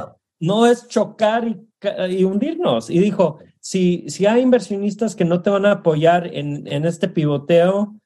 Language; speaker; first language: Spanish; early bilingual, heritage; Spanish